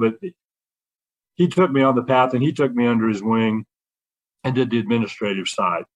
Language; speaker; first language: English; native; English